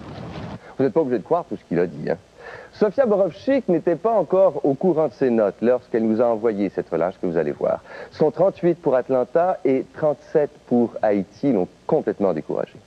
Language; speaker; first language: French; native; French